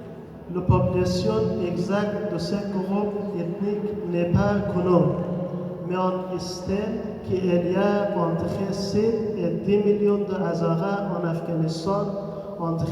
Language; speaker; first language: French; non-native, learner; Persian